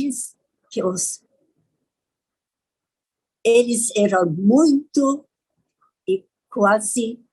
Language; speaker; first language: Portuguese; non-native, learner; Persian